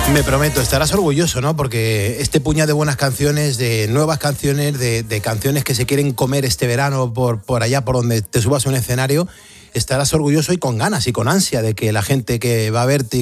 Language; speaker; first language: Spanish; native; Spanish